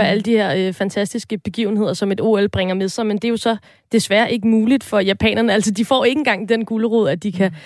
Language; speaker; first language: Danish; native; Danish